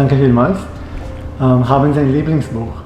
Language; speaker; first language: German; non-native, fluent; Malayalam